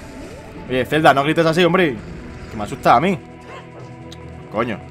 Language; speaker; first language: Spanish; native; Spanish